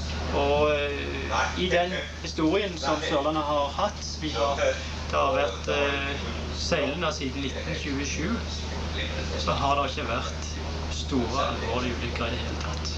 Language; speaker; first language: Norwegian; native; Norwegian